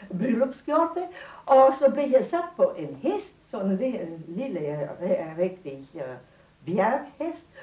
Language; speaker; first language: Danish; non-native, fluent; Romanian